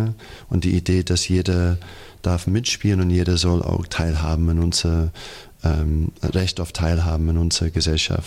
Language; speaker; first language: German; non-native, fluent; English